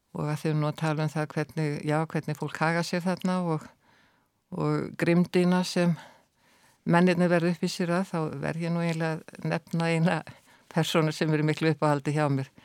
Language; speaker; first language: Icelandic; native; Icelandic